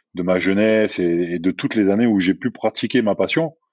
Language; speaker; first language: French; native; French